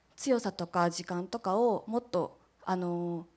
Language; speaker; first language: Japanese; native; Japanese